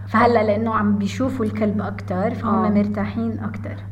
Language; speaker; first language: Arabic; native; Arabic